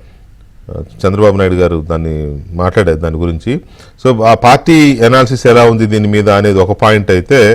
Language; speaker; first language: Telugu; native; Telugu